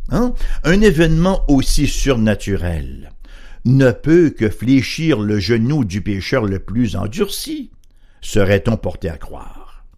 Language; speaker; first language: French; native; French